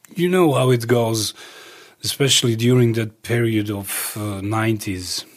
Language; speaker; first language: English; early bilingual, other home language; Croatian